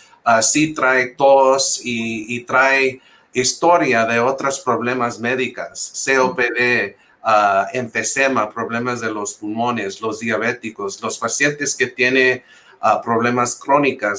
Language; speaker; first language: Spanish; early bilingual, heritage; English